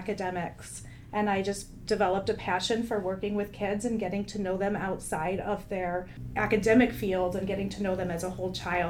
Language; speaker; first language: English; native; English